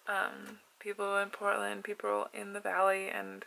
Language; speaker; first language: English; native; English